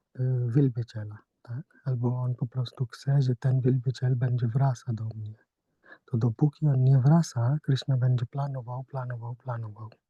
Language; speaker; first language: Polish; non-native, learner; Hindi